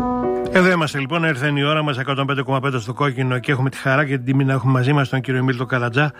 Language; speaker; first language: Greek; native; Greek